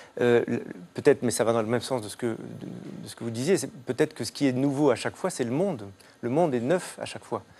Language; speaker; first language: French; native; French